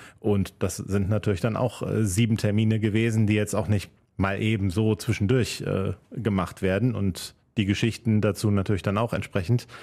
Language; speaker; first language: German; native; German